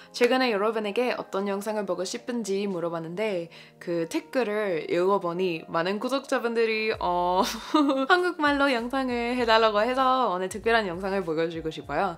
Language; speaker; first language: Korean; non-native, fluent; English